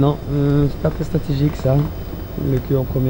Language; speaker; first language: French; native; French